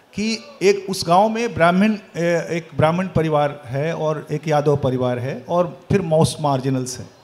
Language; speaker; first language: Hindi; native; Hindi